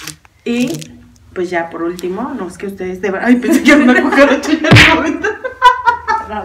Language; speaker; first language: Spanish; native; Spanish